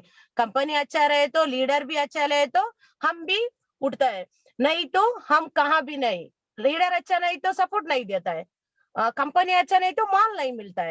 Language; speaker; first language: Hindi; non-native, local second language; Kannada